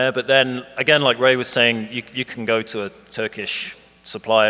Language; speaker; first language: English; native; English